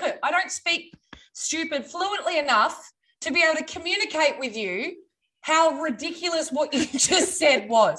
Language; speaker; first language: English; native; English